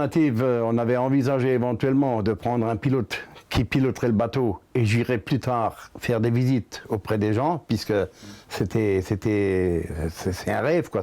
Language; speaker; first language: French; native; French